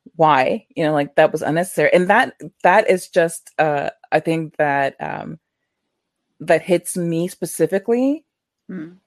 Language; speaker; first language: English; early bilingual, other home language; Spanish